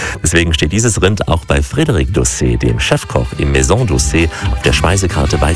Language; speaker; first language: German; native; German